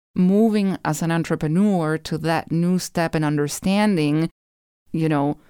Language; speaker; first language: English; non-native, fluent; Spanish